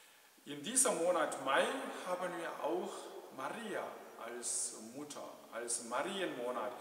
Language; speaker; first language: German; non-native, fluent; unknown